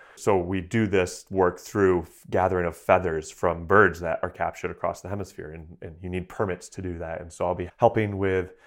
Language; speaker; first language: English; native; English